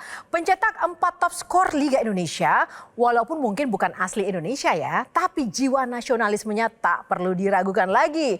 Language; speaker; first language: Indonesian; native; Indonesian